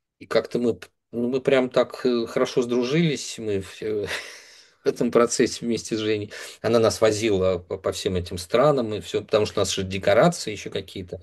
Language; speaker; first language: Russian; native; Russian